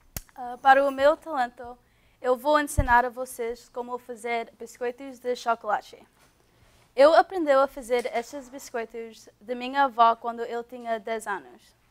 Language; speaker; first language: Portuguese; non-native, learner; English